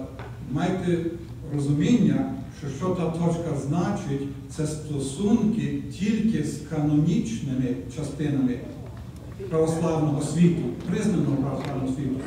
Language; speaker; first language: Ukrainian; early bilingual, heritage; Ukrainian